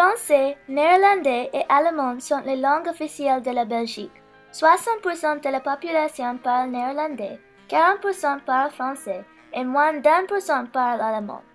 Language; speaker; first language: French; non-native, learner; English